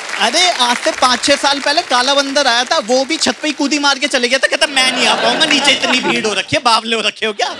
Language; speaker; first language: Hindi; native; Hindi